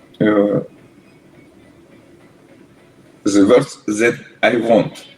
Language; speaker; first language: English; non-native, learner; Russian